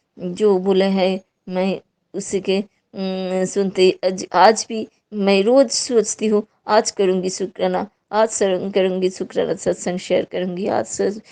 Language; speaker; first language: Hindi; non-native, local second language; Bangla